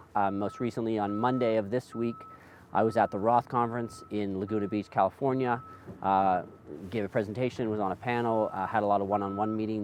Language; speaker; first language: English; native; English